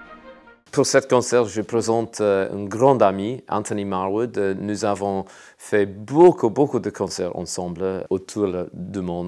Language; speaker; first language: French; non-native, learner; English